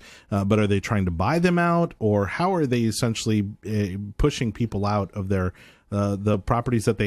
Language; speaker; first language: English; native; English